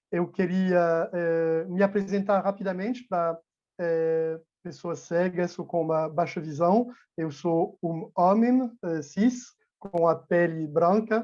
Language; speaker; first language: Portuguese; non-native, fluent; French